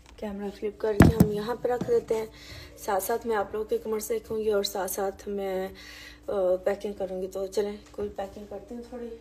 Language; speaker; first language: Urdu; native; Urdu